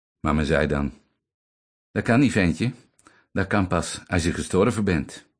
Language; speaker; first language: Dutch; native; Dutch